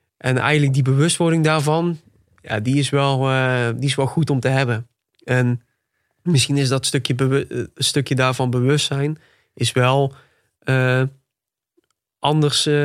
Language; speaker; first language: Dutch; native; Dutch